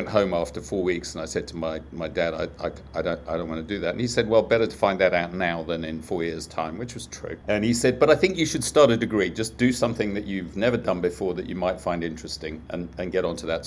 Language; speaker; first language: English; native; English